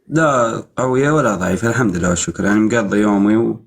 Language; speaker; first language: Arabic; native; Arabic